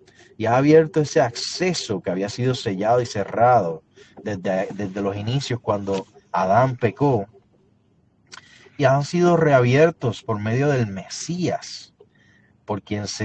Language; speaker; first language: Spanish; native; Spanish